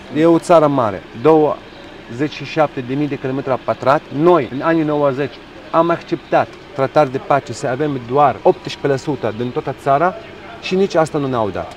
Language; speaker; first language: Romanian; non-native, fluent; Arabic